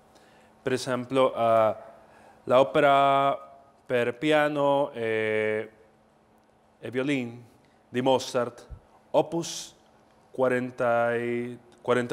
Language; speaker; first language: Italian; non-native, learner; Spanish